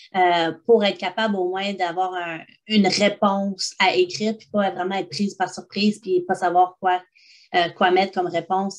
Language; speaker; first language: French; native; French